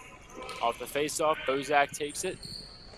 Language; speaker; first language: English; native; English